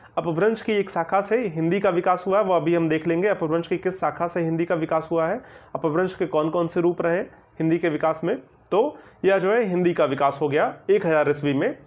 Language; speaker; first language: Hindi; native; Hindi